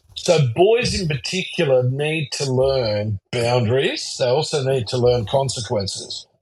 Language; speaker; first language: English; early bilingual, other home language; German